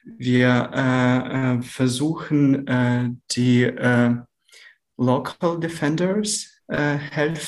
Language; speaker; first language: German; non-native, learner; Ukrainian